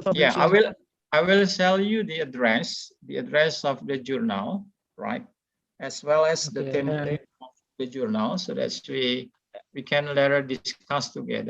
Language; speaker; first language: English; non-native, fluent; Indonesian